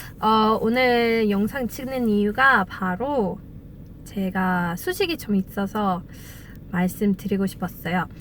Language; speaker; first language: Korean; non-native, fluent; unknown